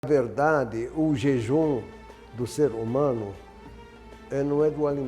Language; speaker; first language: Portuguese; non-native, fluent; Arabic